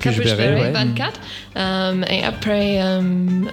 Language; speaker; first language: French; non-native, learner; English